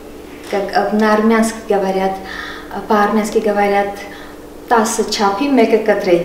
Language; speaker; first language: Russian; non-native, local second language; Armenian